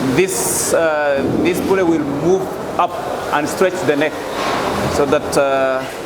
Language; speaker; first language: English; non-native, local second language; Swahili